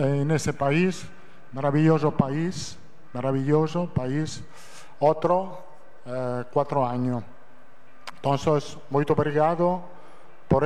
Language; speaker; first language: Portuguese; non-native, fluent; Italian